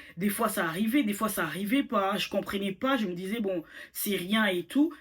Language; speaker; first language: French; non-native, local second language; Lingala